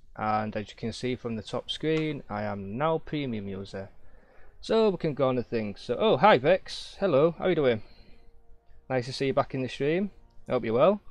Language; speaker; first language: English; native; English